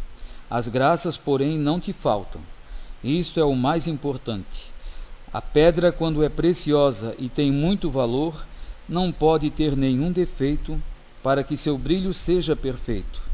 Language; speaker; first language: Portuguese; native; Portuguese